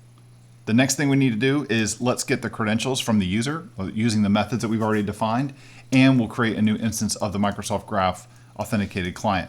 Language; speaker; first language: English; native; English